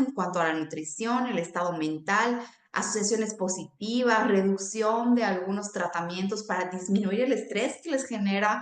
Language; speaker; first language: Spanish; native; Spanish